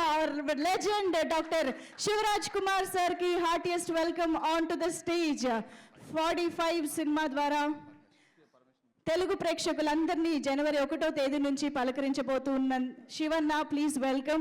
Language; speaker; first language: Telugu; native; Telugu